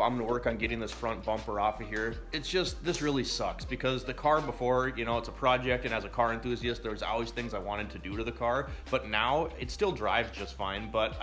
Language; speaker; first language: English; native; English